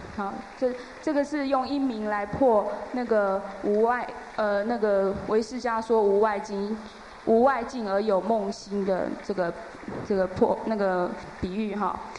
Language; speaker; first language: Chinese; native; Chinese